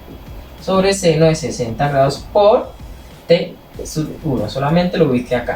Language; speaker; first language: Spanish; native; Spanish